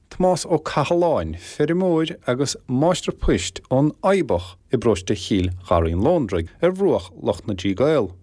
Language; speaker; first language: Irish; native; Irish